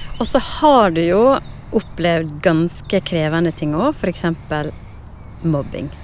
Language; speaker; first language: Norwegian; native; Norwegian